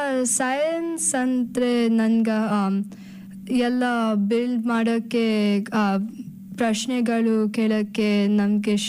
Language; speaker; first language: Kannada; early bilingual, heritage; Kannada